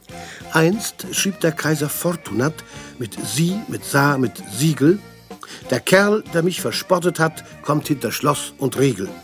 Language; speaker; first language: German; native; German